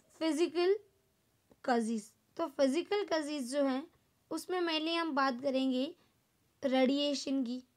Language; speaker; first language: Hindi; non-native, local second language; Gujarati